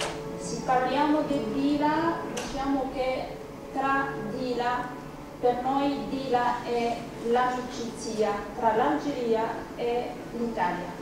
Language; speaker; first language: Italian; non-native, fluent; Arabic